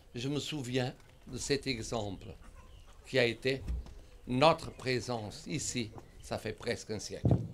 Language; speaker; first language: French; non-native, fluent; Portuguese